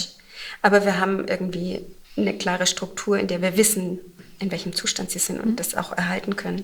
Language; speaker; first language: German; native; German